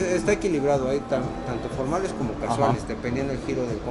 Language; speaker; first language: Spanish; native; Spanish